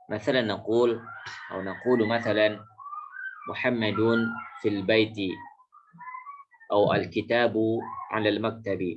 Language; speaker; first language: Arabic; non-native, fluent; Indonesian